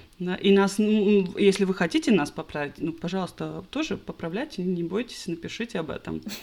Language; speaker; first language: Russian; non-native, local second language; Latvian